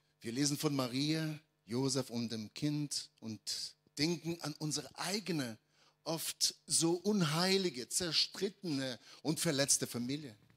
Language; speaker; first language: German; non-native, fluent; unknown